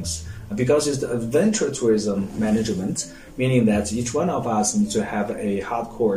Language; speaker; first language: English; non-native, fluent; Chinese